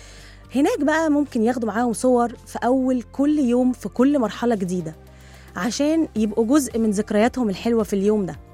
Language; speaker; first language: Arabic; native; Arabic